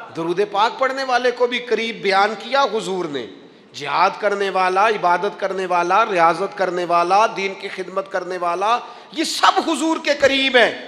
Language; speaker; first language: Urdu; non-native, local second language; Punjabi